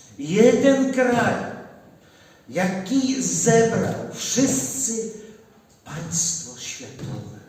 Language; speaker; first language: Polish; non-native, learner; Ukrainian